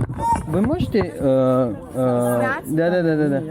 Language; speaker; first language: Russian; non-native, learner; Romanian